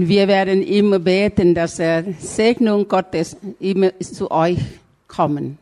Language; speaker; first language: German; non-native, fluent; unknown